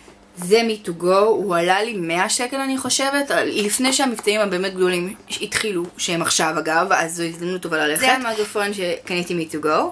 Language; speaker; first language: Hebrew; native; Hebrew